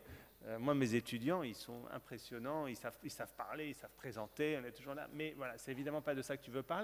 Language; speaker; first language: French; native; French